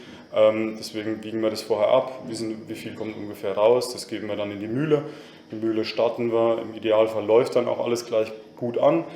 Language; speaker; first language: German; native; German